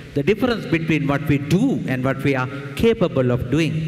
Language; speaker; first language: English; non-native, local second language; Sinhala